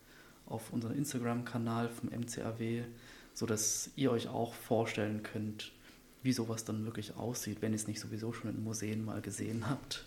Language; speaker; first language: German; native; German